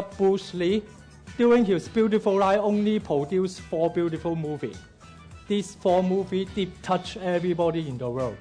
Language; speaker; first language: English; non-native, local second language; Cantonese